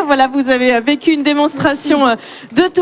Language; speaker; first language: French; native; French